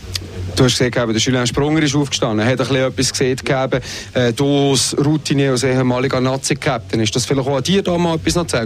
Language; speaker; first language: German; native; German